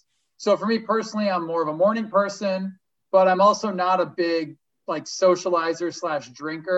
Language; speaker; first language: English; native; English